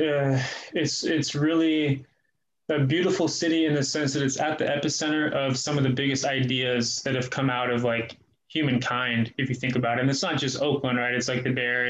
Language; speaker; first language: English; native; English